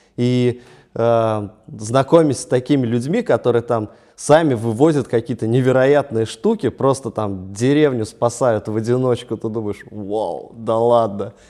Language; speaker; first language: Russian; native; Russian